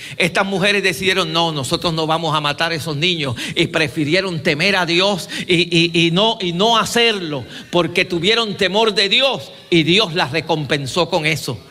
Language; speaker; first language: Spanish; native; Spanish